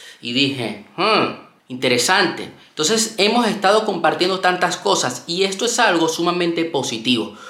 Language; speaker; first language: Spanish; native; Spanish